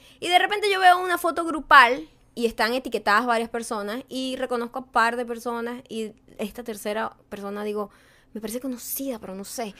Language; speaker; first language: Spanish; native; Spanish